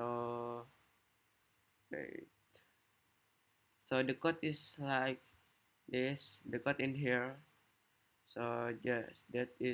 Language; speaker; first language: English; non-native, learner; Indonesian